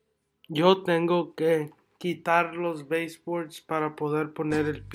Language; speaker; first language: Spanish; non-native, learner; English